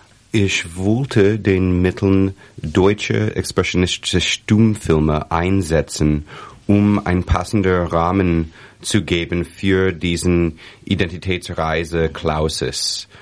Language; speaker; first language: German; non-native, fluent; English